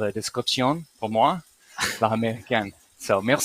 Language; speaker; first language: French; non-native, learner; English